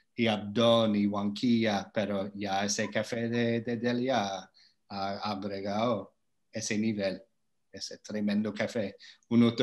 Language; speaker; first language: Spanish; non-native, fluent; English